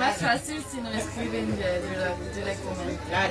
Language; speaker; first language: Spanish; non-native, learner; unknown